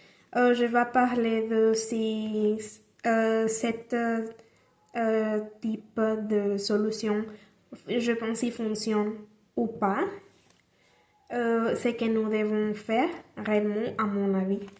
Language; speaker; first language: French; non-native, learner; Spanish